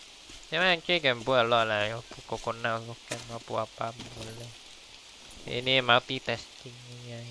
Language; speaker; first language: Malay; non-native, local second language; Chinese